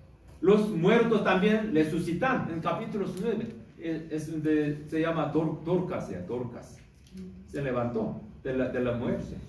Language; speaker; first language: Spanish; non-native, learner; Korean